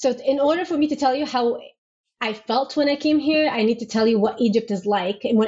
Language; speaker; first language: English; non-native, fluent; Arabic